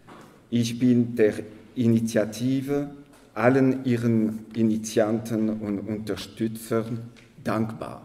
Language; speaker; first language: German; non-native, local second language; French